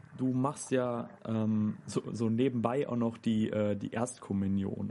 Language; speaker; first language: German; native; German